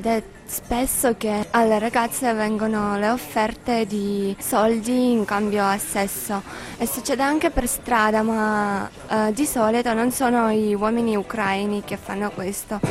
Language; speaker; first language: Italian; non-native, fluent; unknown